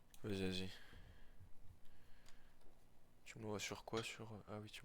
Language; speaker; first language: French; native; French